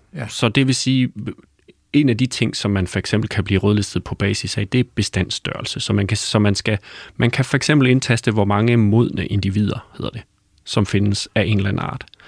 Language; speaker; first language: Danish; native; Danish